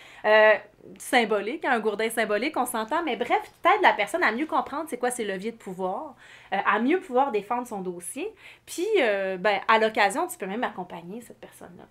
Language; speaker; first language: French; native; French